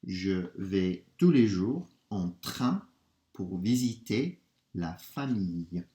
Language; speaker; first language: French; non-native, fluent; English